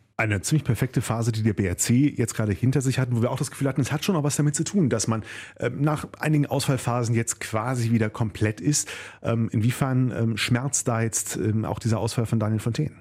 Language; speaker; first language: German; native; German